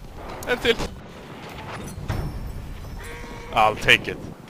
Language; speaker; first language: Swedish; native; Swedish